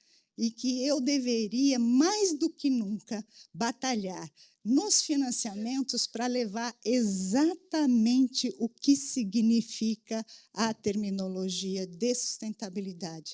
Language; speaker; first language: Portuguese; native; Portuguese